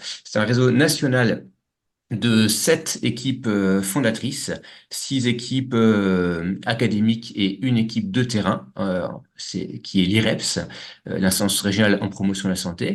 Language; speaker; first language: French; native; French